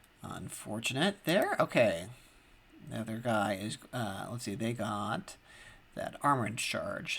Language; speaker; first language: English; native; English